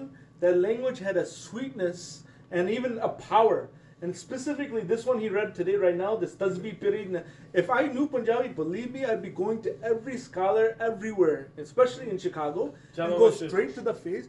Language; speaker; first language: English; native; English